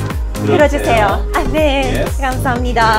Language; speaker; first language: Korean; non-native, learner; Japanese